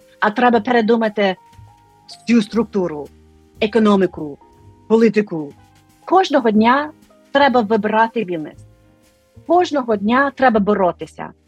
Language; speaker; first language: Ukrainian; non-native, fluent; English